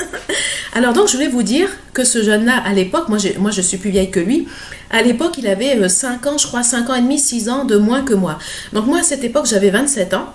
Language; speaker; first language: French; native; French